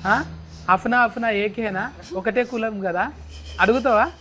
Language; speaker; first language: Telugu; native; Telugu